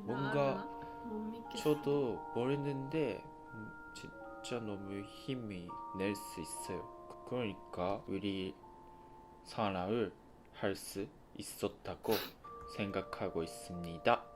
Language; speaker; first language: Korean; non-native, fluent; Japanese